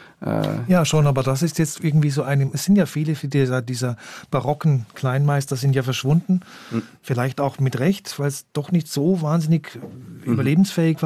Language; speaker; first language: German; native; German